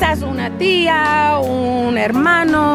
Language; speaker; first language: Spanish; non-native, learner; English